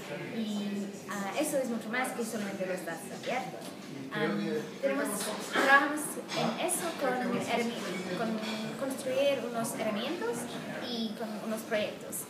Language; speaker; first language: Spanish; non-native, fluent; English